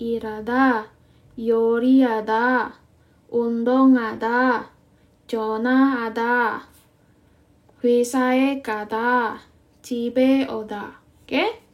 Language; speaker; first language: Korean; non-native, fluent; Indonesian